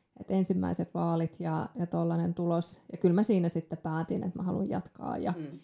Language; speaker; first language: Finnish; early bilingual, other home language; Persian